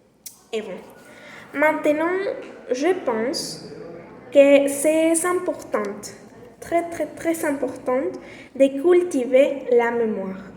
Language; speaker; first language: French; non-native, learner; Spanish